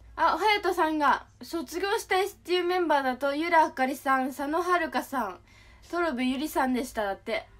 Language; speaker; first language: Japanese; native; Japanese